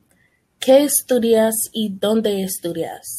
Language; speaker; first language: Spanish; non-native, learner; English